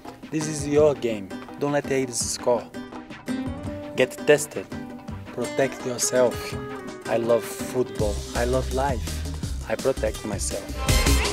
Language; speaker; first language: English; non-native, fluent; Portuguese